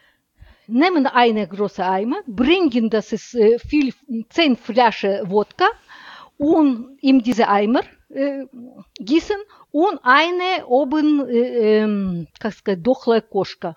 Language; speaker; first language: German; non-native, learner; Russian